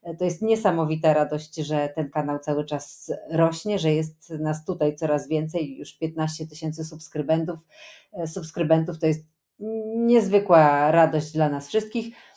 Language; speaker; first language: Polish; native; Polish